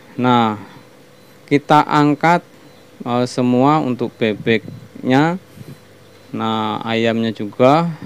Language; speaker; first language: Indonesian; non-native, local second language; Javanese